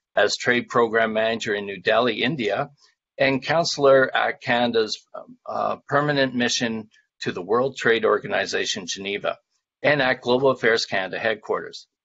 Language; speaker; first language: English; native; English